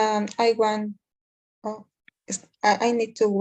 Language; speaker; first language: English; non-native, learner; Spanish